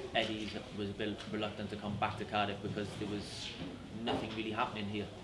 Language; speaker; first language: English; native; English